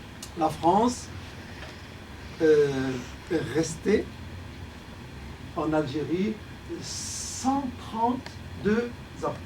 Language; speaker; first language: French; early bilingual, other home language; Arabic